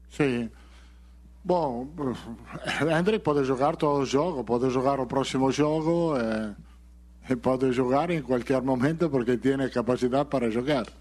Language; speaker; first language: Portuguese; non-native, learner; Spanish